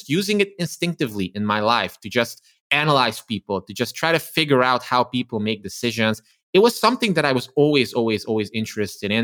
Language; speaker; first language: English; non-native, fluent; Romanian